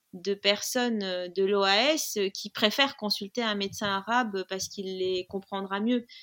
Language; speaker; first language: French; non-native, local second language; Arabic